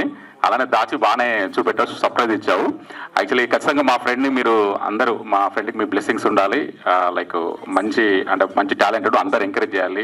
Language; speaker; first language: Telugu; native; Telugu